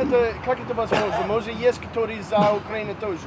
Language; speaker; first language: Russian; non-native, learner; English